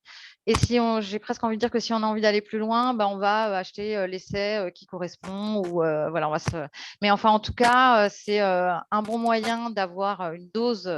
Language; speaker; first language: French; native; French